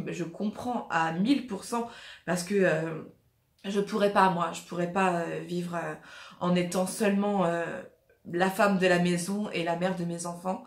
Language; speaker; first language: French; native; French